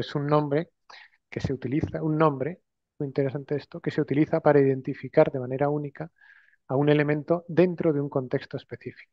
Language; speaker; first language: Spanish; native; Spanish